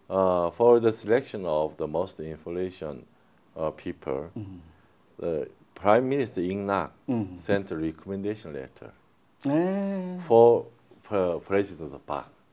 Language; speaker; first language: English; non-native, fluent; Korean